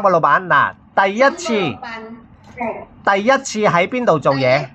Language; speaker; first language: Cantonese; native; Cantonese